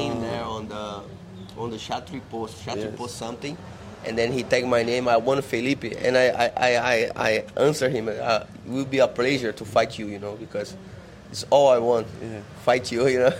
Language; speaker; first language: English; non-native, learner; Portuguese